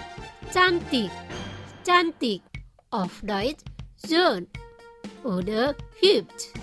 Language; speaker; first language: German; non-native, fluent; Indonesian